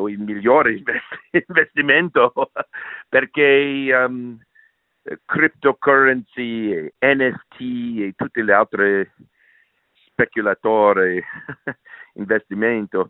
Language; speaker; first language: Italian; non-native, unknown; English